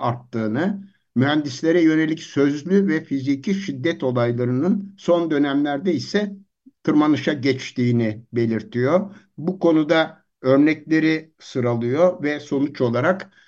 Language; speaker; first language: Turkish; native; Turkish